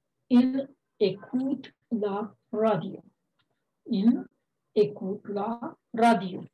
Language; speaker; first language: French; non-native, fluent; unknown